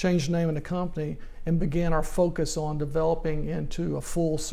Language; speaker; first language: English; native; English